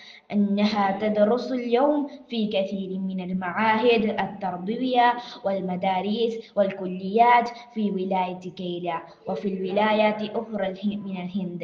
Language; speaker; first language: Arabic; non-native, learner; Malayalam